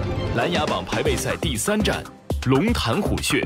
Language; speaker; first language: Chinese; native; Chinese